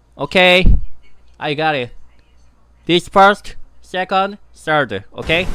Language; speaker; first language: English; non-native, learner; Korean